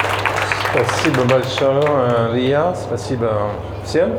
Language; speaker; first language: Russian; non-native, fluent; French